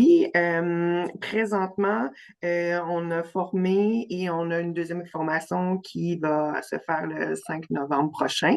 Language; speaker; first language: French; native; French